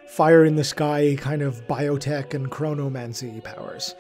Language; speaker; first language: English; native; English